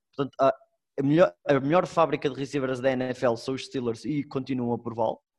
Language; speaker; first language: Portuguese; native; Portuguese